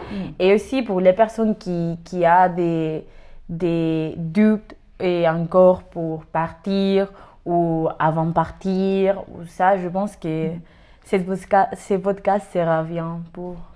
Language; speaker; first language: French; non-native, learner; Spanish